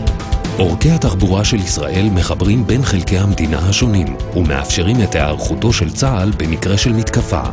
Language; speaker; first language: Hebrew; native; Hebrew